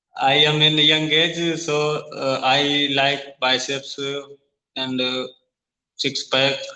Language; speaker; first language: English; non-native, learner; Hindi